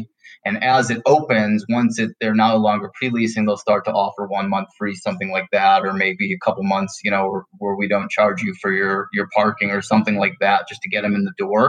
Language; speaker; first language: English; native; English